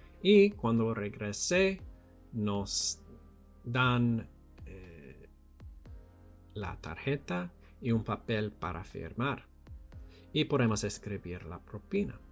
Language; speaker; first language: Spanish; non-native, learner; English